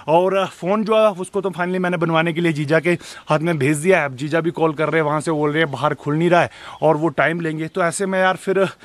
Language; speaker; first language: Hindi; native; Hindi